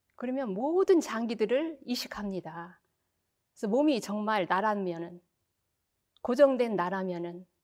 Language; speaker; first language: Korean; native; Korean